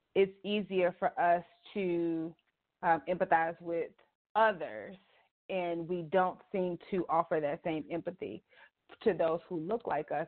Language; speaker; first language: English; native; English